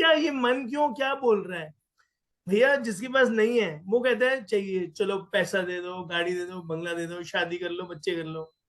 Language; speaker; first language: Hindi; native; Hindi